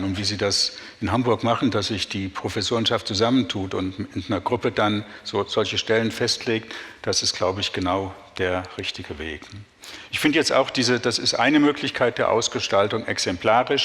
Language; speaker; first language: German; native; German